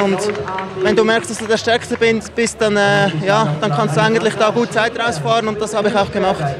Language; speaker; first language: German; native; German